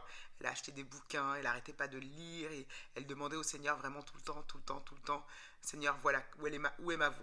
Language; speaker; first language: French; native; French